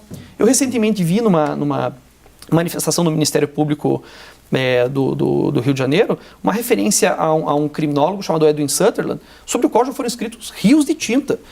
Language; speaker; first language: Portuguese; native; Portuguese